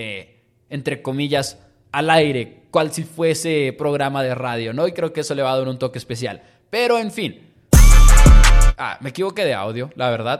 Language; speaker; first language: Spanish; native; Spanish